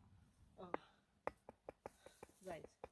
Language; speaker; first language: English; non-native, local second language; Filipino